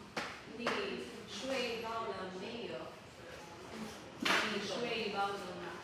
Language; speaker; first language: Chinese; non-native, learner; Filipino